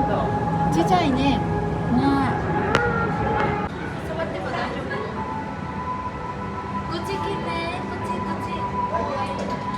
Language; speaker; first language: Japanese; non-native, learner; Mizo